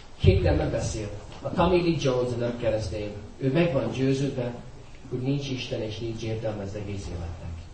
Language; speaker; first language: Hungarian; non-native, fluent; English